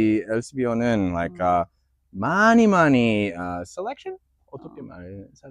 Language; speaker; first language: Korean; non-native, learner; English